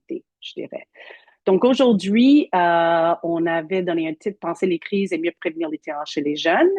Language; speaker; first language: French; native; French